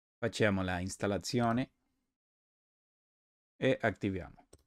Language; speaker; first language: Italian; non-native, learner; Spanish